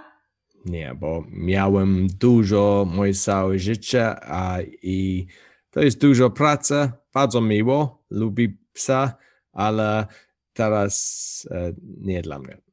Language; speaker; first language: Polish; non-native, learner; English